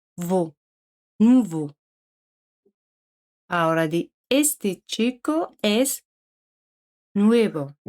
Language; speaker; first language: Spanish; non-native, fluent; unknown